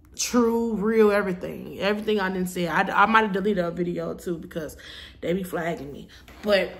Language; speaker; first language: English; native; English